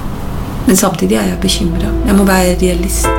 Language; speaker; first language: Norwegian; non-native, fluent; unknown